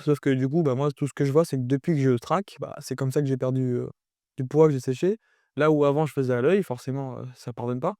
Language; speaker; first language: French; native; French